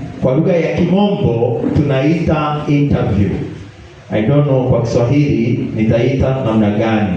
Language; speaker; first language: Swahili; non-native, local second language; Kikuyu